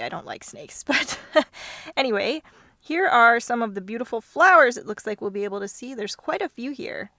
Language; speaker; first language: English; native; English